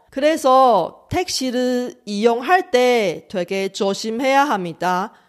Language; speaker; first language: Korean; non-native, fluent; Chinese